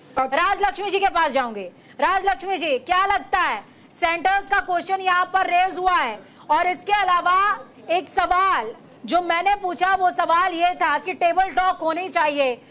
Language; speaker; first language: Hindi; native; Hindi